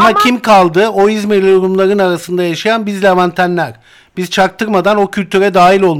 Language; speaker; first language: Turkish; native; Turkish